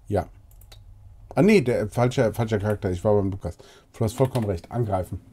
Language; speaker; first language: German; native; German